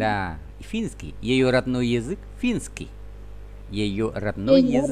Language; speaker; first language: Russian; non-native, fluent; Vietnamese